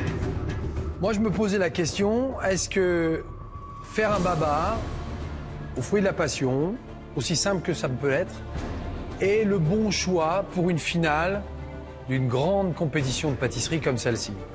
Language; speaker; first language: French; native; French